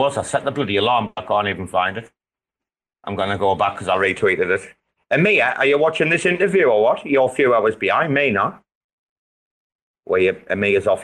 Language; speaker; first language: English; native; English